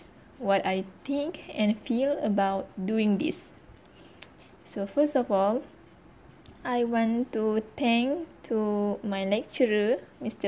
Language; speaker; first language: English; non-native, learner; Malay